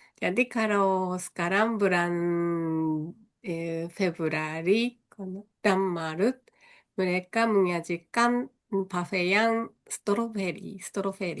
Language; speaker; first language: Indonesian; non-native, learner; Japanese